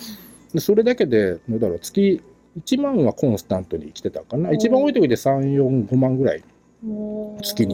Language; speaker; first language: Japanese; native; Japanese